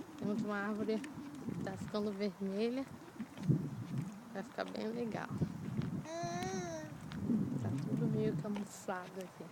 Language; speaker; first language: Portuguese; early bilingual, heritage; Portuguese